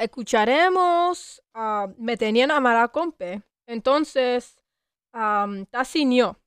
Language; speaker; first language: Spanish; non-native, learner; English